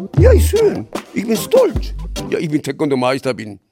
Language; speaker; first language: German; non-native, learner; Korean